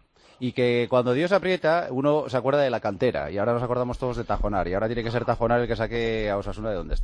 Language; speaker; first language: Spanish; native; Spanish